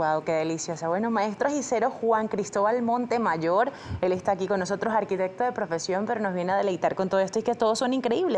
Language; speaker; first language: Spanish; native; Spanish